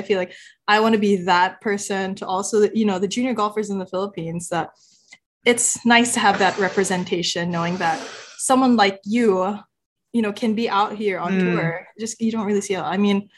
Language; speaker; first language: English; non-native, local second language; Filipino